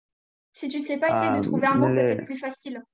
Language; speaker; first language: French; native; French